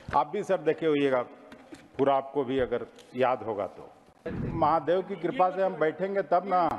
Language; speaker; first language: Hindi; native; Hindi